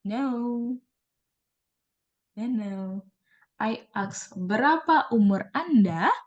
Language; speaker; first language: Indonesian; non-native, fluent; English